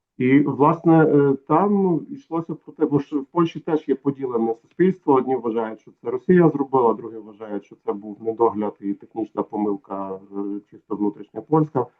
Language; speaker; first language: Ukrainian; native; Ukrainian